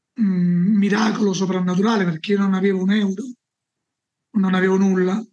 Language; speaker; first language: Italian; native; Italian